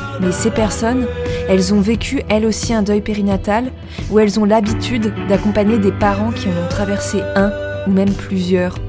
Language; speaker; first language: French; native; French